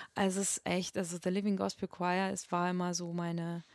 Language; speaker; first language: German; non-native, fluent; Russian